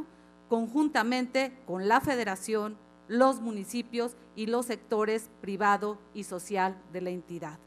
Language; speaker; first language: Spanish; native; Spanish